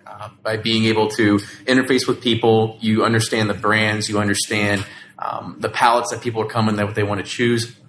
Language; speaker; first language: English; native; English